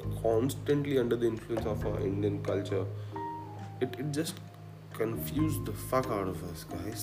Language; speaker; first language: English; non-native, local second language; Hindi